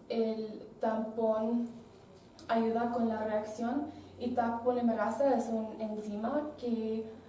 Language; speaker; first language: Spanish; non-native, learner; English